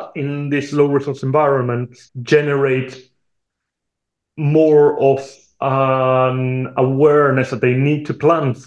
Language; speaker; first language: English; non-native, fluent; Spanish